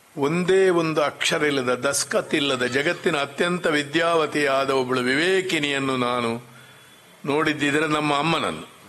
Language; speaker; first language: Kannada; non-native, local second language; Marathi